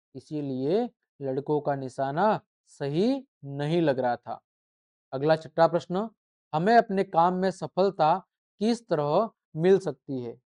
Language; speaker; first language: Hindi; native; Hindi